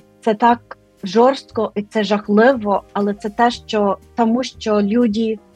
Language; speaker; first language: Ukrainian; non-native, fluent; English